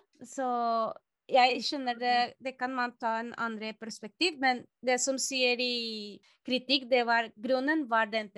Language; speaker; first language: Norwegian; non-native, fluent; Spanish